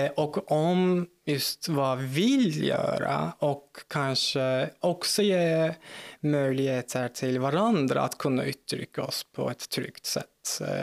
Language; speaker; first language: Swedish; non-native, fluent; Turkish